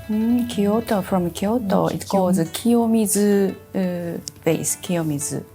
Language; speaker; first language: English; non-native, local second language; Indonesian